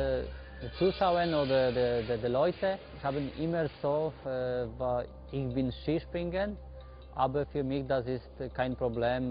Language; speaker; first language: German; non-native, learner; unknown